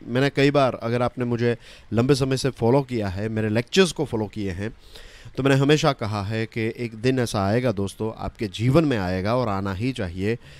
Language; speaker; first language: Hindi; non-native, local second language; Gujarati